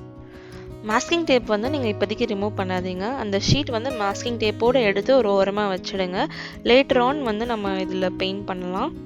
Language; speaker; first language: Tamil; native; Tamil